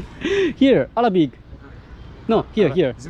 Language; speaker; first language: English; non-native, learner; Chinese